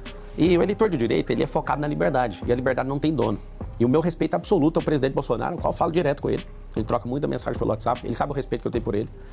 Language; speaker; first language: Portuguese; native; Portuguese